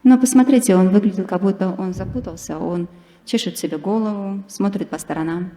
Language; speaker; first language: Russian; native; Russian